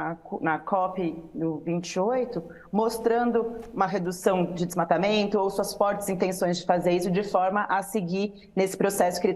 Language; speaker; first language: Portuguese; native; Portuguese